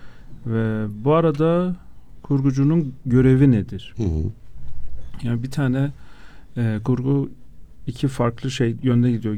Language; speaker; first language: Turkish; non-native, fluent; Azerbaijani